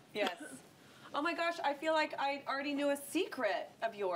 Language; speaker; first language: English; native; English